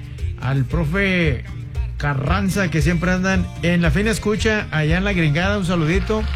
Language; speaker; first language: Spanish; native; Spanish